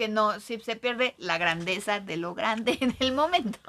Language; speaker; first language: Spanish; native; Spanish